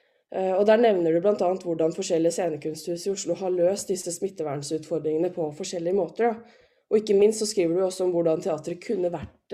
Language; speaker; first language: Norwegian; native; Norwegian